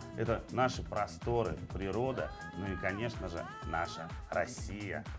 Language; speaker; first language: Russian; native; Russian